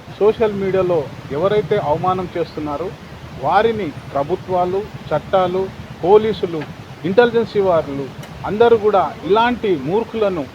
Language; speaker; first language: Telugu; non-native, local second language; Lambadi